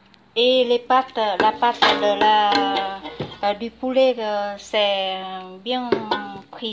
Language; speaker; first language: French; non-native, learner; Vietnamese